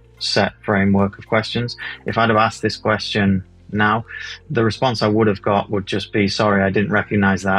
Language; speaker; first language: English; native; English